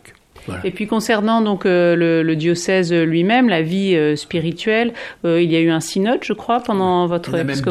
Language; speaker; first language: French; native; French